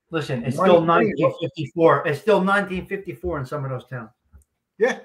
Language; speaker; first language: English; native; English